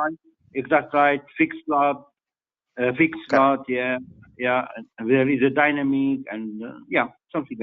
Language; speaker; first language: English; non-native, fluent; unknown